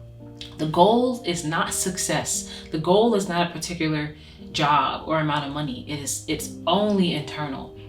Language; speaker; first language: English; native; English